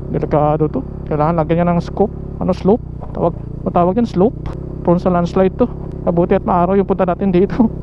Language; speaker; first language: Filipino; non-native, local second language; Hiligaynon